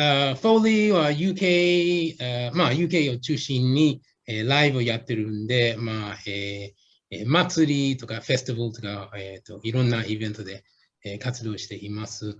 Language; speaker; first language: Japanese; non-native, fluent; English